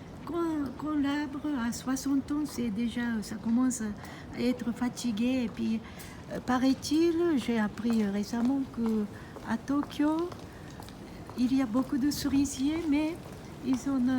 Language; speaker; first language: French; non-native, fluent; Japanese